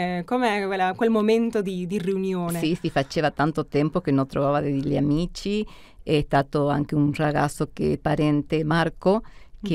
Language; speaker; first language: Italian; early bilingual, heritage; Spanish